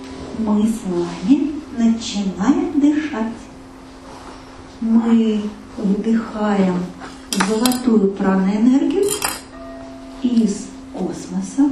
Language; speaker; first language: Russian; native; Russian